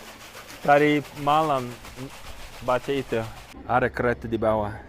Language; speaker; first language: Indonesian; non-native, fluent; English